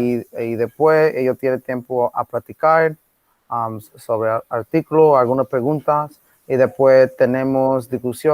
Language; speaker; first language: Spanish; non-native, learner; English